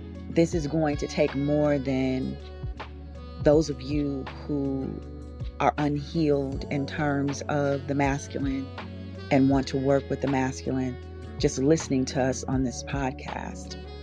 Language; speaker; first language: English; native; English